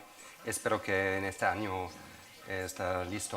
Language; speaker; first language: Spanish; non-native, learner; German